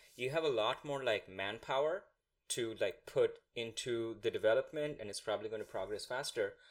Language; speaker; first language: English; non-native, local second language; Bangla